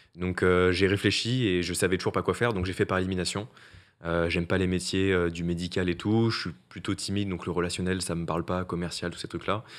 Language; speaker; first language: French; native; French